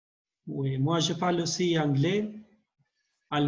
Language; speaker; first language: French; non-native, learner; Albanian